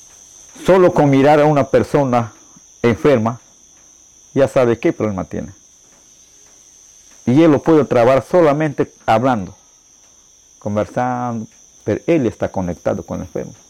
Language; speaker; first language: Spanish; non-native, local second language; Shipibo-Conibo